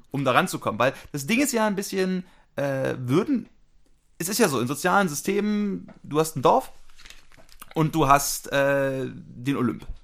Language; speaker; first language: German; native; German